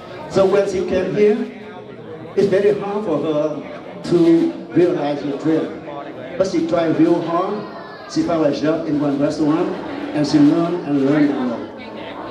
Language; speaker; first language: English; non-native, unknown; Vietnamese